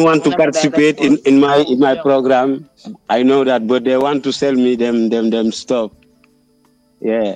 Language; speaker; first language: English; non-native, learner; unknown